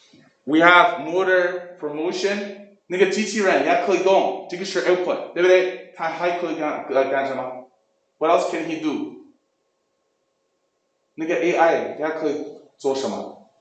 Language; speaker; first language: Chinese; non-native, learner; English